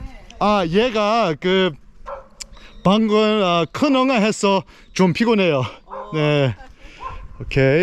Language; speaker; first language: Korean; non-native, learner; English